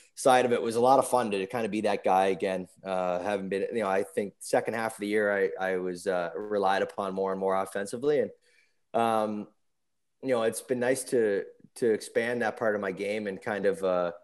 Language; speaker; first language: English; native; English